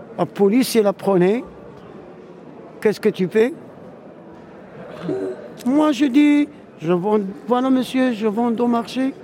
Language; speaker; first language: French; non-native, local second language; Arabic